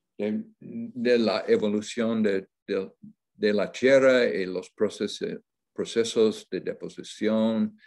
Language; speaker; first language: Spanish; non-native, learner; English